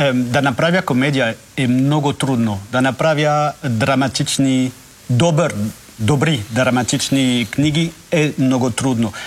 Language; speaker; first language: Bulgarian; non-native, learner; French